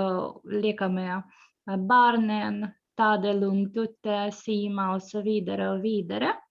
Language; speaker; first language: Swedish; non-native, fluent; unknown